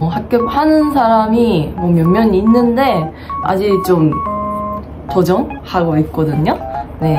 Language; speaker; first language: Korean; non-native, fluent; Japanese